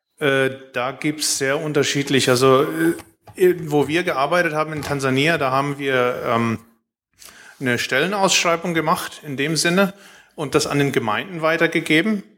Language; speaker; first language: German; early bilingual, heritage; Plautdietsch